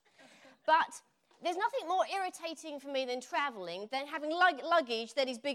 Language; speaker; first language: English; native; English